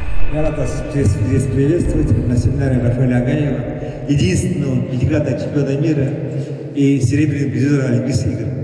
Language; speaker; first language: Russian; native; Russian